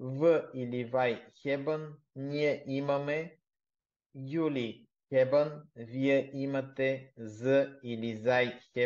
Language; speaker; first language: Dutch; non-native, fluent; Bulgarian